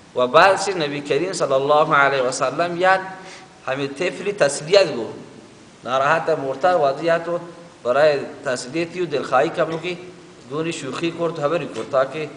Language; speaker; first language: Persian; native; Persian